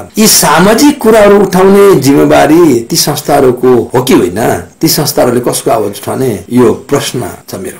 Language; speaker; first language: Nepali; non-native, local second language; Gurung